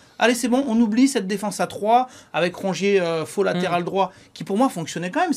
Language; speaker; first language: French; native; French